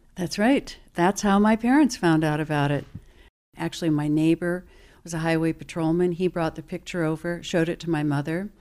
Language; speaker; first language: English; native; English